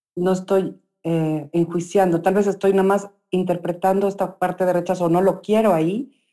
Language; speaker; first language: Spanish; native; Spanish